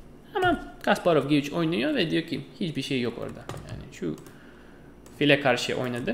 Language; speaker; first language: Turkish; non-native, fluent; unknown